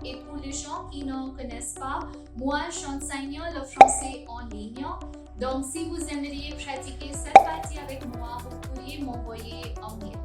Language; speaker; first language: French; non-native, fluent; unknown